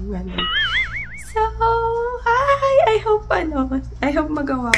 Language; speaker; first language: Filipino; native; Filipino